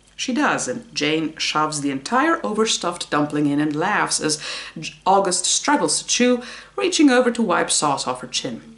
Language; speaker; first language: English; non-native, fluent; Greek